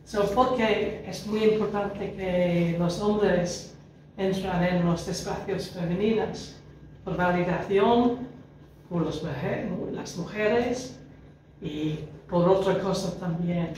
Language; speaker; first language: Spanish; non-native, fluent; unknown